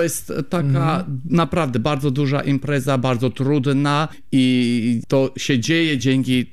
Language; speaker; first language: Polish; non-native, fluent; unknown